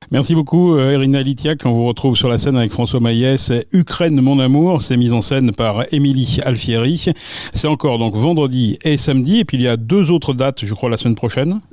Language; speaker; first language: French; native; French